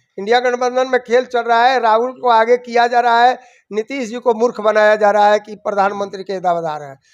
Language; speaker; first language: Hindi; native; Hindi